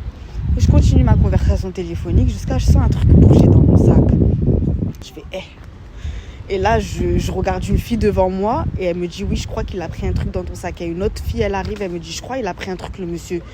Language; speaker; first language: French; native; French